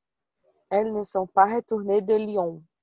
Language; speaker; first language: French; non-native, learner; Portuguese